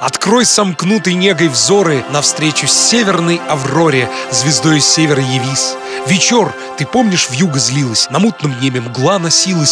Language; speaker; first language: Russian; native; Russian